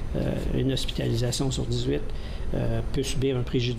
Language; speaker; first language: French; native; French